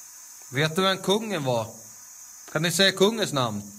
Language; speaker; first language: Swedish; native; Swedish